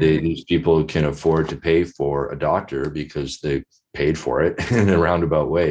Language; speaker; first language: English; native; English